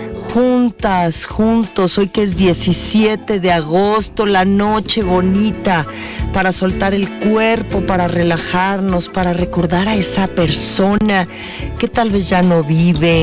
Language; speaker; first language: Spanish; native; Spanish